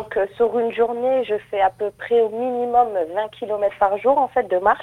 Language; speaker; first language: French; native; French